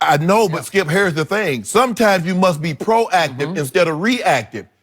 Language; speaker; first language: English; native; English